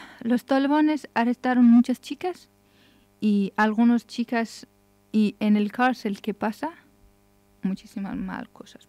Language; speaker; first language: Spanish; non-native, learner; Persian